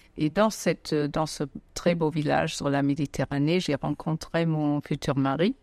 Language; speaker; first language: French; non-native, fluent; German